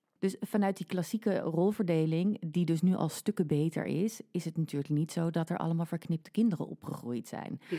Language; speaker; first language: Dutch; native; Dutch